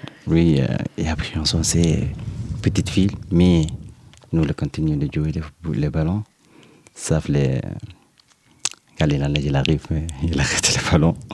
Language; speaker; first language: French; non-native, learner; Arabic